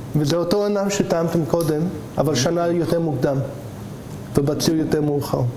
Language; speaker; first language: Hebrew; non-native, fluent; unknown